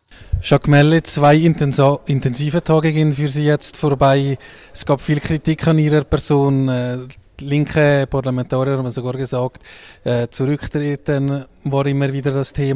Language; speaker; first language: German; native; German